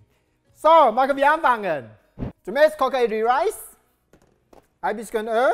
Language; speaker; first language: German; non-native, learner; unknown